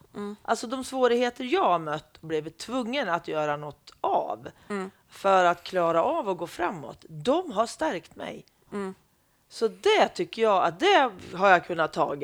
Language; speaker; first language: Swedish; native; Swedish